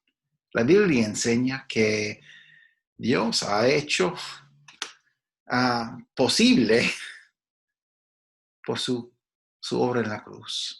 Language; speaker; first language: Spanish; non-native, fluent; English